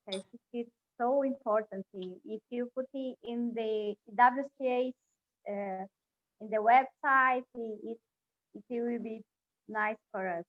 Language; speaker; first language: English; non-native, learner; Portuguese